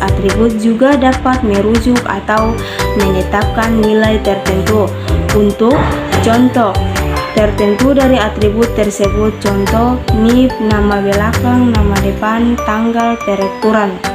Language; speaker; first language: Indonesian; native; Indonesian